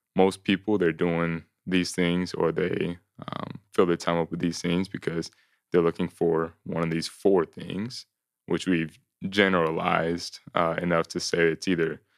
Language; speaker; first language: English; native; English